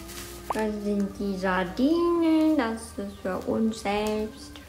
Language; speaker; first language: German; non-native, learner; Korean